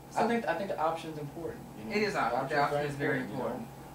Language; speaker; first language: English; native; English